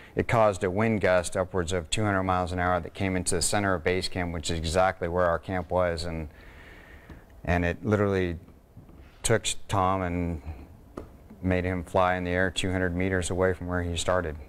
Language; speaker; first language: English; native; English